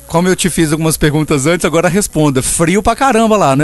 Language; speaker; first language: Portuguese; native; Portuguese